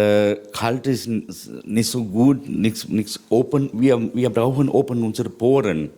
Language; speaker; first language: German; non-native, learner; Sinhala